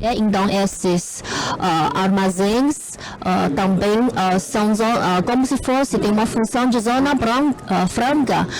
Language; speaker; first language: Portuguese; non-native, fluent; Chinese